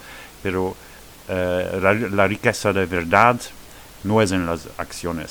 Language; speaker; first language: Spanish; non-native, fluent; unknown